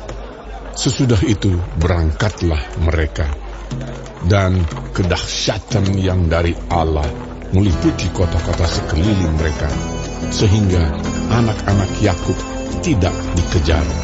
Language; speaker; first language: Indonesian; native; Indonesian